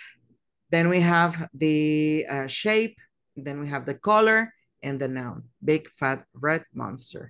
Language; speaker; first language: English; non-native, fluent; Spanish